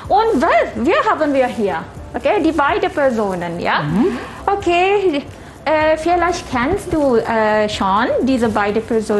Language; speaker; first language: German; non-native, fluent; Malay